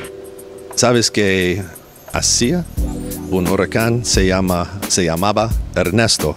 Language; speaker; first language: Spanish; non-native, learner; English